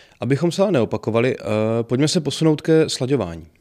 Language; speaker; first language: Czech; native; Czech